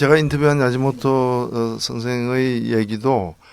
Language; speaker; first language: Korean; native; Korean